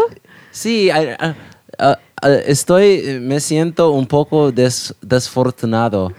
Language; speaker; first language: Spanish; non-native, learner; English